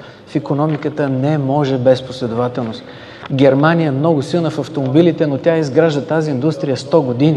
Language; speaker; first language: Bulgarian; native; Bulgarian